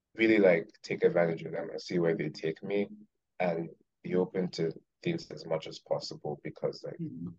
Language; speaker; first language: English; non-native, local second language; Yoruba